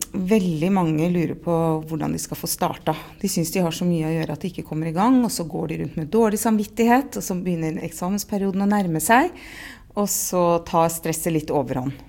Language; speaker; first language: Norwegian; native; Norwegian